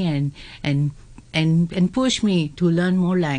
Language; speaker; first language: English; non-native, local second language; Urdu